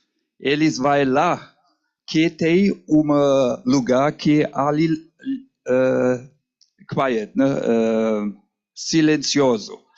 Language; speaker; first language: Portuguese; non-native, learner; German